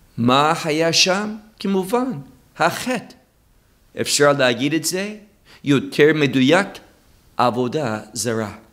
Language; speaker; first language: Hebrew; non-native, fluent; English